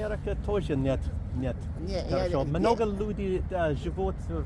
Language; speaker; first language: Russian; non-native, learner; English